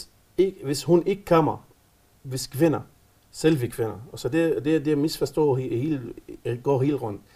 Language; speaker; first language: Danish; non-native, fluent; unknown